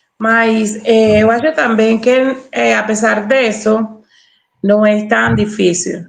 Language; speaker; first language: Portuguese; non-native, learner; Spanish